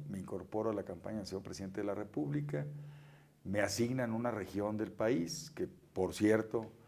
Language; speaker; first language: Spanish; native; Spanish